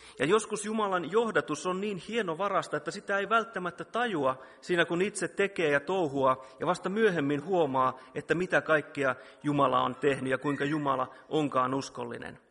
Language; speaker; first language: Finnish; native; Finnish